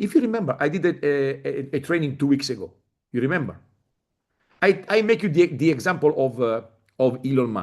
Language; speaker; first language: English; non-native, fluent; Italian